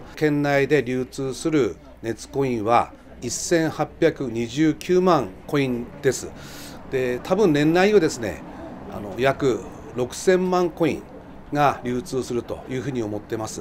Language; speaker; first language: Japanese; native; Japanese